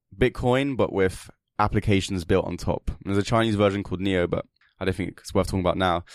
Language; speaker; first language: English; native; English